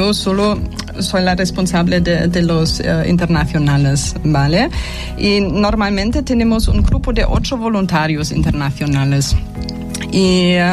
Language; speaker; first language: Spanish; non-native, fluent; German